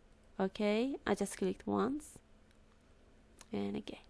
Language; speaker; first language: English; non-native, fluent; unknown